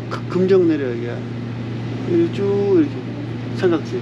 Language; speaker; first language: Korean; native; Korean